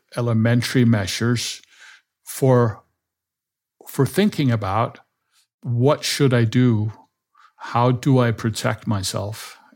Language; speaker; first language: English; non-native, fluent; Danish